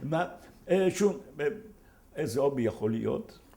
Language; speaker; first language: Hebrew; non-native, fluent; Ladino